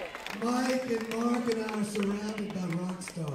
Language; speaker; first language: English; native; English